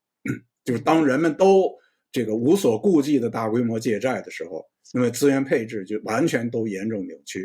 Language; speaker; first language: Chinese; native; Chinese